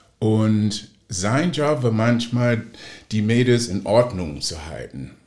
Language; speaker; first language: German; non-native, fluent; English